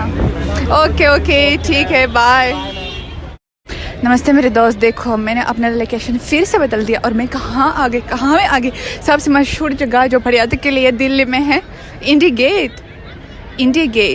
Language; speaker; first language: Hindi; non-native, fluent; Russian